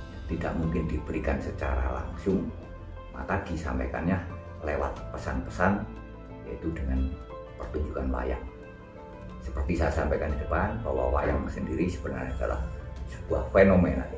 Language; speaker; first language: Indonesian; non-native, local second language; Javanese